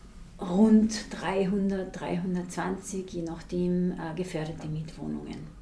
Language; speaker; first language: German; native; German